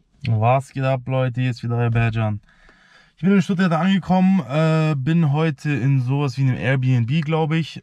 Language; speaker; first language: German; native; German